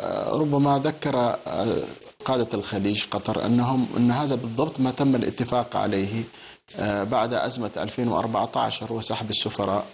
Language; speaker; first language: Arabic; native; Arabic